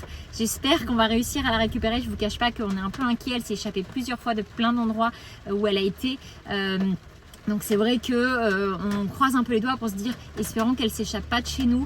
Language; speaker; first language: French; native; French